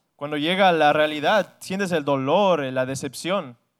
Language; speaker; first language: Spanish; non-native, fluent; English